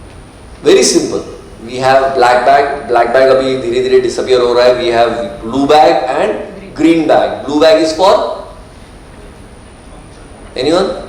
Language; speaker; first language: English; non-native, local second language; Marathi